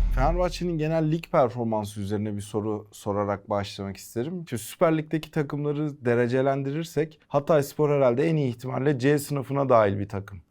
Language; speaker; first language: Turkish; native; Turkish